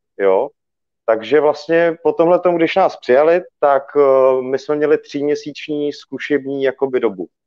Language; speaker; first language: Czech; early bilingual, other home language; Russian